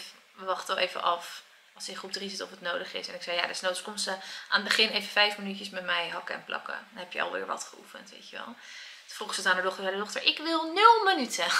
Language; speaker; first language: Dutch; native; Dutch